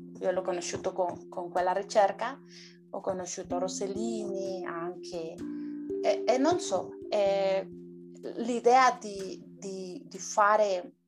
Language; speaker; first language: Italian; non-native, learner; Spanish